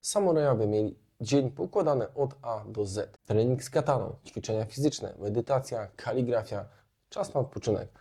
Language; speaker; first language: Polish; native; Polish